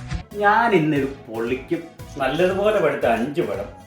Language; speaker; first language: Malayalam; native; Malayalam